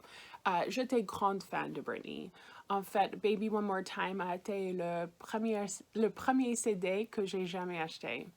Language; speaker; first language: French; non-native, fluent; English